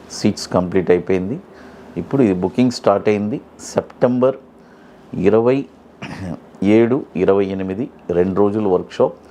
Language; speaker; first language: Telugu; native; Telugu